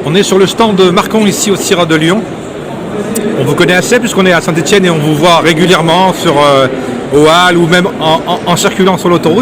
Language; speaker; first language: French; native; French